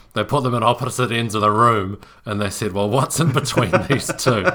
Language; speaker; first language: English; native; English